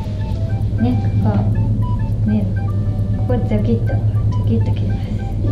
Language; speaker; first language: Japanese; native; Japanese